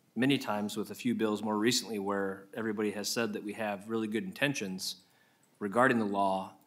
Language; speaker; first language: English; native; English